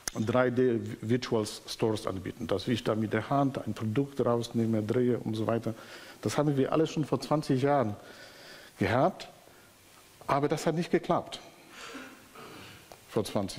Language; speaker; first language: German; non-native, fluent; Polish